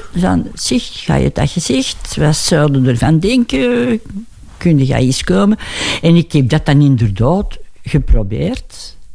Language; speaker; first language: Dutch; native; Dutch